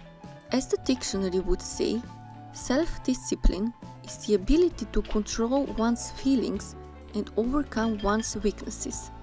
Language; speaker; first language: English; non-native, fluent; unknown